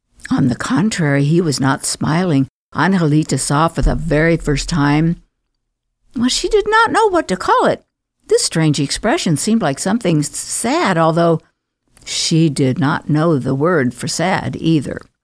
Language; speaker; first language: English; native; English